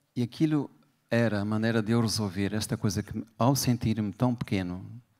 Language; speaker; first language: Portuguese; native; Portuguese